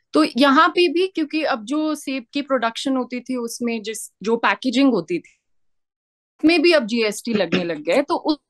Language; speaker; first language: Hindi; native; Hindi